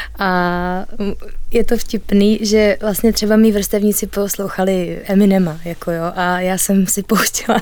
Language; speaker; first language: Czech; native; Czech